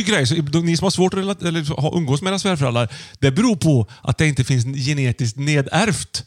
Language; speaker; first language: Swedish; native; Swedish